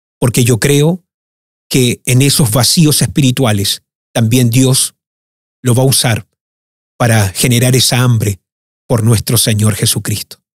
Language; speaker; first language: Spanish; early bilingual, heritage; Spanish